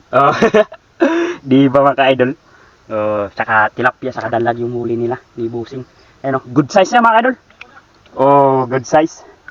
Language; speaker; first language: Filipino; non-native, local second language; Cebuano